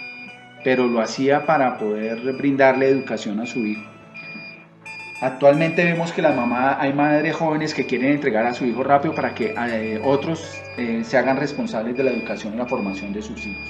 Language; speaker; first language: Spanish; native; Spanish